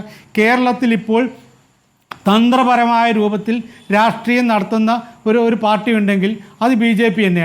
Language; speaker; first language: Malayalam; native; Malayalam